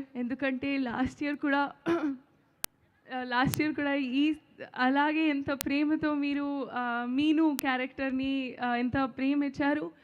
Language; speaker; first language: Telugu; non-native, learner; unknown